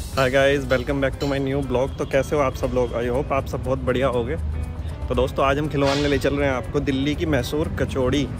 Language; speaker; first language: Hindi; native; Hindi